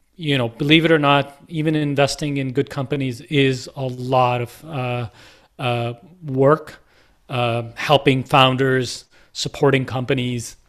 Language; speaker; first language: English; non-native, local second language; Punjabi